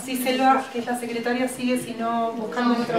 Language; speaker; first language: Spanish; native; Spanish